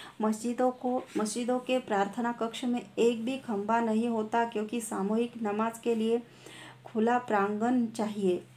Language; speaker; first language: Hindi; non-native, local second language; Marathi